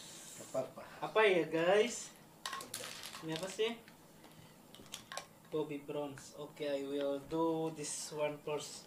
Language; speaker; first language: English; non-native, learner; Indonesian